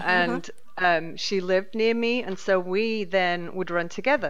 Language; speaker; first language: English; native; English